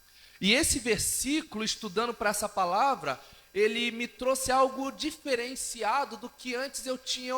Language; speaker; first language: Portuguese; native; Portuguese